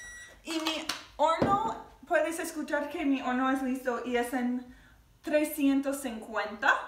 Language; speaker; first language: Spanish; non-native, learner; English